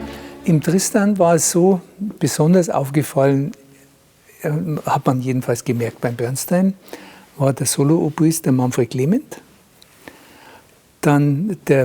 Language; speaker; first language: German; native; German